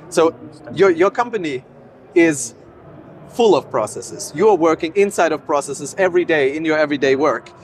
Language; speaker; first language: English; non-native, fluent; German